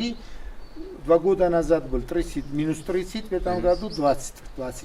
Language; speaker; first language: Russian; non-native, local second language; Svan